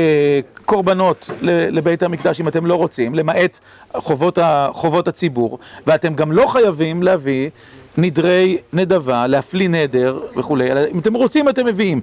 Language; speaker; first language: Hebrew; native; Hebrew